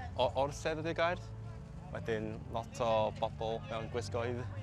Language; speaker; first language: Welsh; non-native, fluent; Cantonese